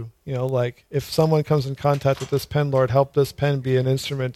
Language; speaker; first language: English; native; English